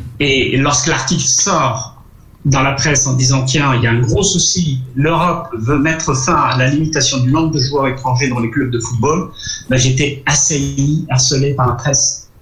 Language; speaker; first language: French; non-native, local second language; Arabic